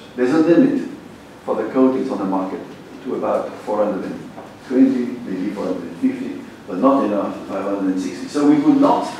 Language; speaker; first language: English; non-native, fluent; Portuguese